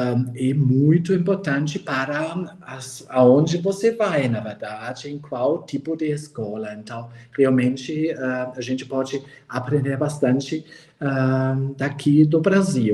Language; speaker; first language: Portuguese; non-native, fluent; German